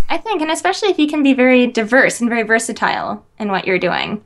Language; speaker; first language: English; native; English